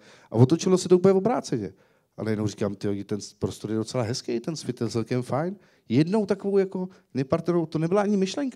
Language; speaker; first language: Czech; native; Czech